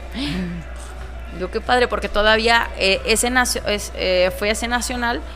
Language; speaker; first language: Spanish; native; Spanish